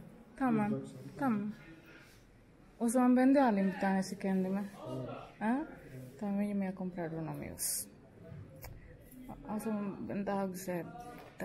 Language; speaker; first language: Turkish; non-native, learner; Spanish